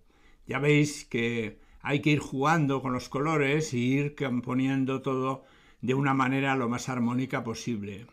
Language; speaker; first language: Spanish; native; Spanish